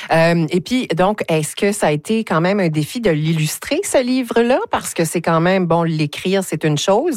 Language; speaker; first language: French; native; French